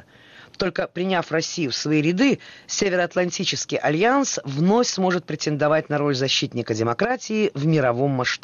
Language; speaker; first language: Russian; native; Russian